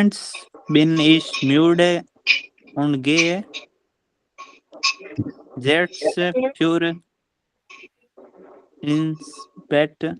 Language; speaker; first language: German; non-native, learner; Hindi